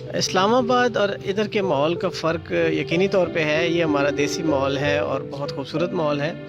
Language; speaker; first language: Urdu; non-native, local second language; Punjabi